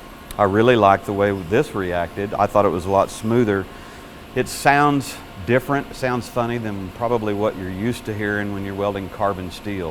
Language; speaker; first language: English; native; English